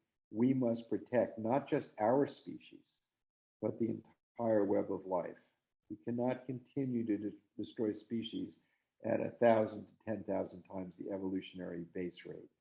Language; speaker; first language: English; native; English